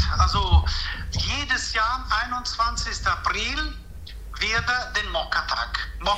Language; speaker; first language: German; non-native, fluent; Italian